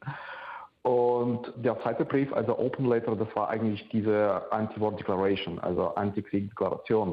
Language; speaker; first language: German; non-native, fluent; Russian